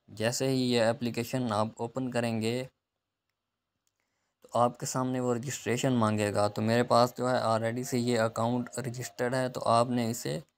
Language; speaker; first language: Urdu; non-native, local second language; Punjabi